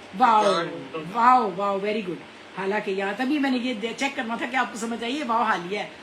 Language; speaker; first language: Urdu; non-native, local second language; Punjabi